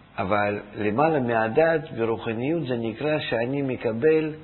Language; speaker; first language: Hebrew; non-native, fluent; Russian